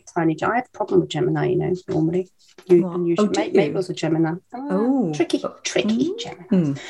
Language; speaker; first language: English; native; English